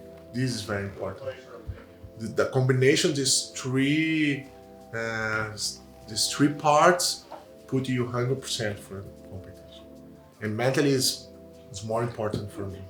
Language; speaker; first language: English; non-native, learner; Portuguese